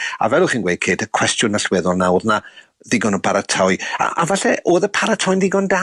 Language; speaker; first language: Welsh; native; Welsh